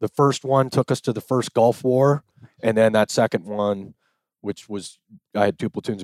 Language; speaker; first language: English; native; English